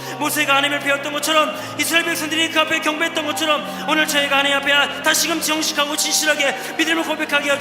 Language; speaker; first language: Korean; native; Korean